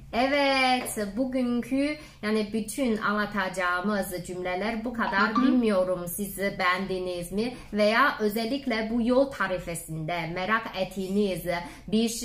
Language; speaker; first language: Turkish; non-native, fluent; Chinese